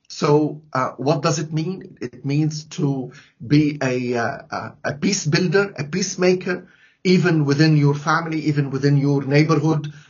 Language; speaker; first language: English; non-native, fluent; Arabic